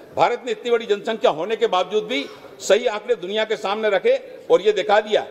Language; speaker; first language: Hindi; native; Hindi